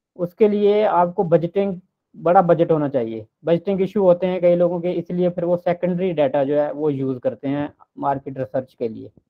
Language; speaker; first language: Urdu; non-native, local second language; Punjabi